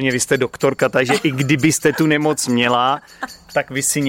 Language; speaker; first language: Czech; native; Czech